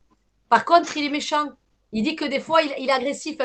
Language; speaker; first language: French; native; French